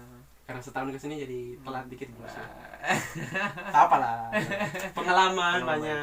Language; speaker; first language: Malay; non-native, local second language; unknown